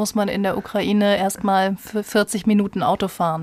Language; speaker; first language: German; native; German